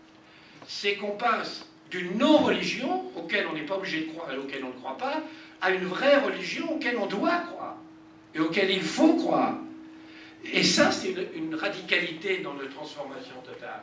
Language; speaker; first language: French; native; French